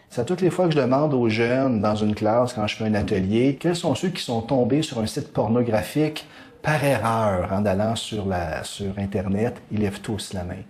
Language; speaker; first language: French; native; French